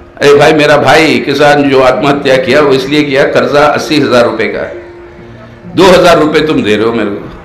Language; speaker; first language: Hindi; non-native, local second language; Telugu